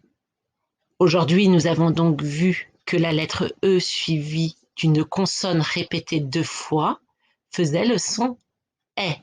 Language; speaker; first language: French; native; French